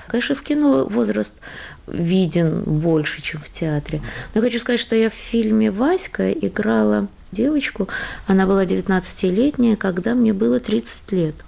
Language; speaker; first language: Russian; native; Russian